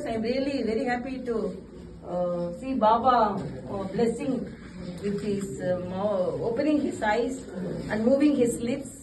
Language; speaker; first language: English; non-native, local second language; Tamil